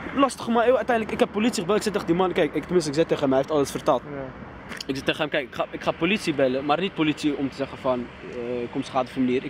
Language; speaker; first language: Dutch; early bilingual, other home language; Riffian